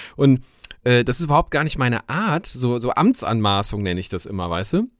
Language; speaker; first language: German; native; German